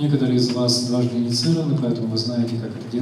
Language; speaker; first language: Russian; native; Russian